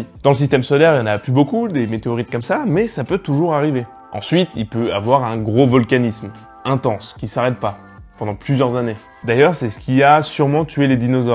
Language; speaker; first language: French; native; French